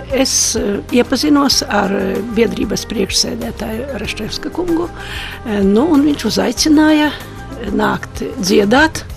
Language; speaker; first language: Latvian; non-native, local second language; Polish